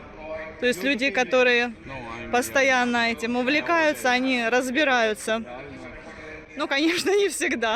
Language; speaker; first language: Russian; native; Russian